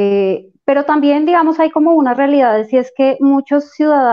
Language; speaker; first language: Spanish; native; Spanish